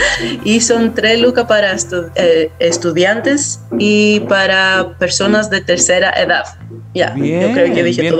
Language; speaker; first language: Spanish; non-native, fluent; Greek